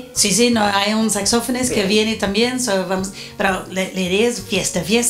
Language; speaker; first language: Spanish; non-native, fluent; Portuguese